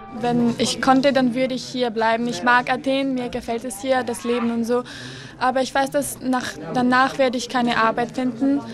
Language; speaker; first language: German; non-native, fluent; Greek